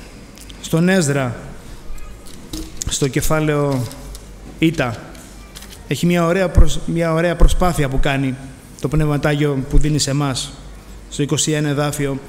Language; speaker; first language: Greek; native; Greek